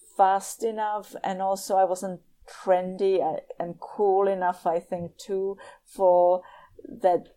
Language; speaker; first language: English; non-native, fluent; Czech